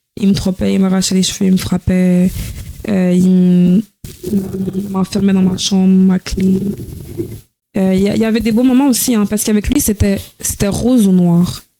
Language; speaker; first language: French; native; French